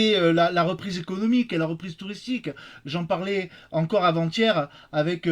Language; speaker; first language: French; native; French